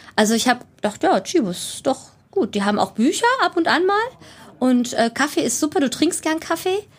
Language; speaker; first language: German; early bilingual, other home language; Greek